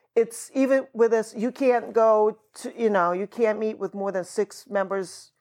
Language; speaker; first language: English; early bilingual, other home language; Russian